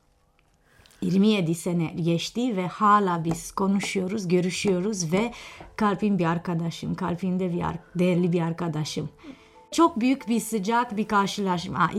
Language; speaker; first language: Turkish; non-native, fluent; Romanian